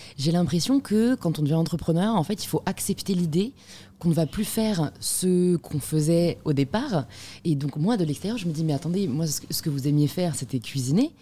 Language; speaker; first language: French; native; French